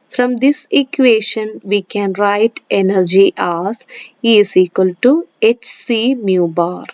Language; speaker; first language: English; non-native, local second language; Malayalam